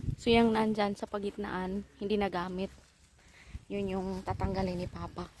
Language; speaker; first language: Filipino; non-native, local second language; Cebuano